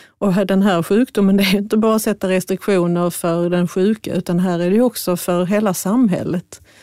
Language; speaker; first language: Swedish; native; Swedish